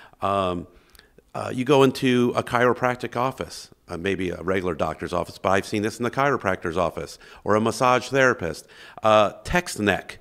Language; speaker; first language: English; native; English